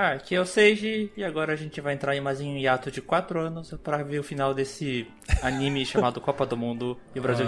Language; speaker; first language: Portuguese; native; Portuguese